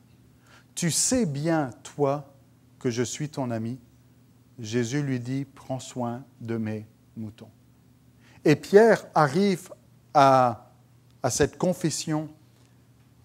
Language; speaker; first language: French; native; French